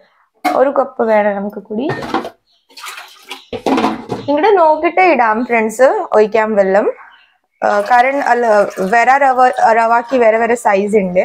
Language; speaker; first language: Malayalam; non-native, learner; Hindi